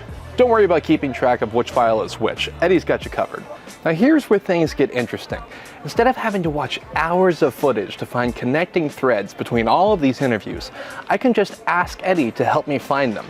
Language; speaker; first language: English; native; English